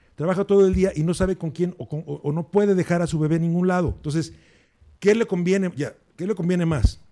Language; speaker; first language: Spanish; native; Spanish